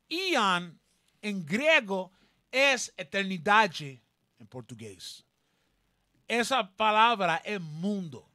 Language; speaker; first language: Portuguese; non-native, learner; Spanish